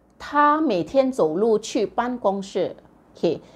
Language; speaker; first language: Chinese; non-native, local second language; Malay